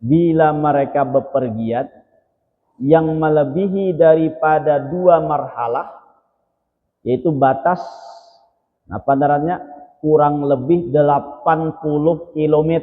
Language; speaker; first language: Indonesian; non-native, local second language; Banjar